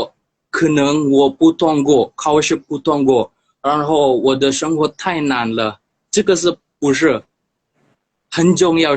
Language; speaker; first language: Chinese; non-native, learner; Indonesian